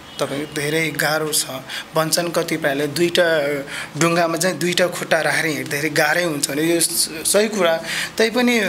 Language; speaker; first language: Nepali; non-native, local second language; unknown